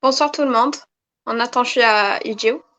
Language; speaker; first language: French; non-native, local second language; Arabic